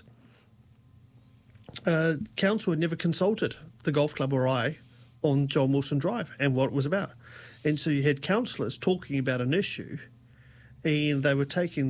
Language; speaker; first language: English; native; English